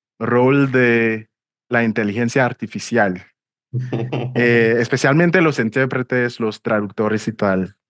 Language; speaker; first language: Spanish; non-native, fluent; English